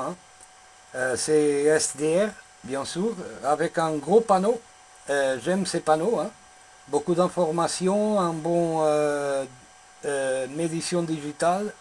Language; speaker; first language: French; non-native, learner; Portuguese